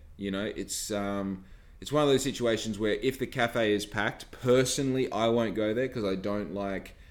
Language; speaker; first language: English; native; English